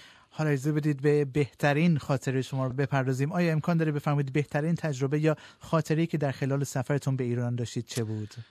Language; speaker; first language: Persian; native; Persian